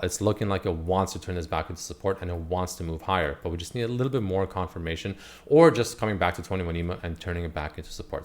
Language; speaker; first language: English; native; English